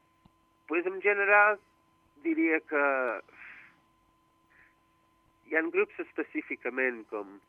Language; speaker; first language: Catalan; early bilingual, heritage; Catalan